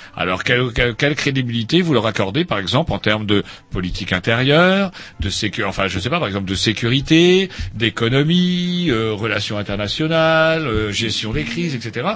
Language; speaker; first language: French; native; French